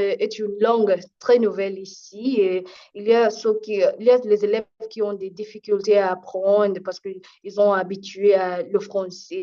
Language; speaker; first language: French; non-native, fluent; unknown